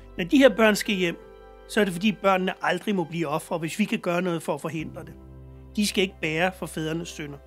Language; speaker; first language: Danish; native; Danish